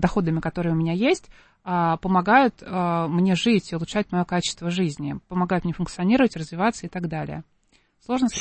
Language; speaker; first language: Russian; native; Russian